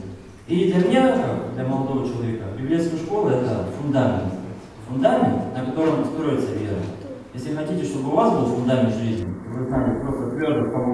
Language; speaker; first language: Russian; native; Russian